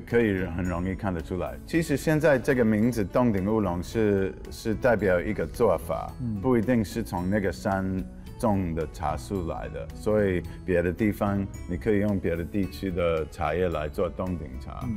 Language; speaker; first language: Chinese; non-native, fluent; English